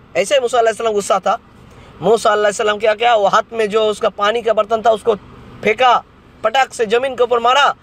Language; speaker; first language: Hindi; non-native, local second language; Bangla